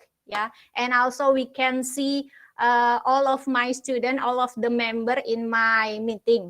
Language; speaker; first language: English; non-native, learner; Indonesian